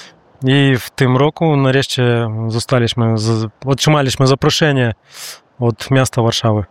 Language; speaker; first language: Polish; non-native, learner; Russian